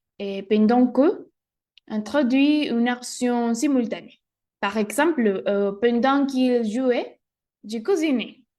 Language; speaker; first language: French; non-native, learner; Spanish